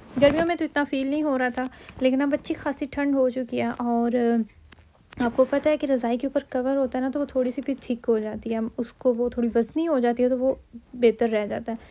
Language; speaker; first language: Urdu; native; Urdu